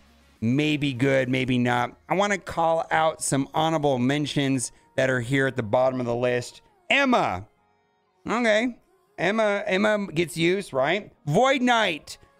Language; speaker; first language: English; native; English